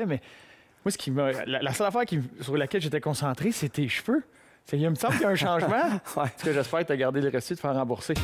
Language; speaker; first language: French; native; French